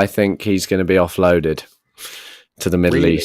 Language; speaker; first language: English; native; English